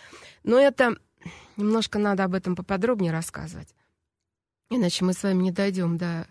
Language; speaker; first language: Russian; native; Russian